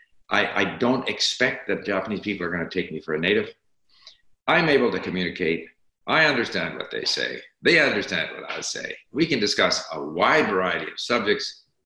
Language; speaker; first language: English; native; English